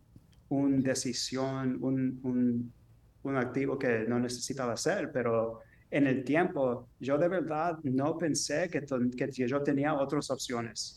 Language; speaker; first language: Spanish; early bilingual, heritage; English